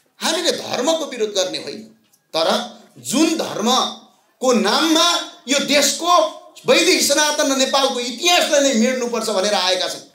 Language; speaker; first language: Nepali; native; Nepali